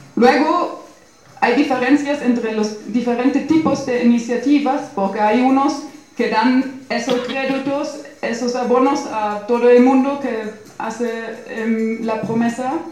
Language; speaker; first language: Spanish; non-native, fluent; German